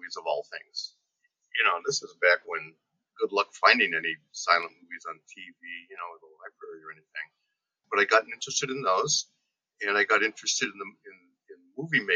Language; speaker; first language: English; native; English